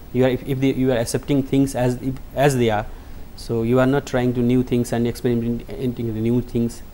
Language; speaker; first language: English; non-native, local second language; Nepali